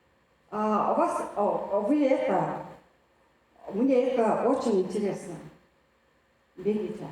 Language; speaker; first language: Russian; non-native, fluent; Mongolian